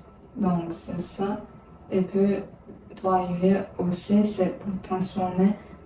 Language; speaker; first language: French; non-native, learner; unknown